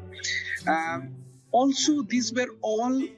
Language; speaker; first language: English; non-native, local second language; Bangla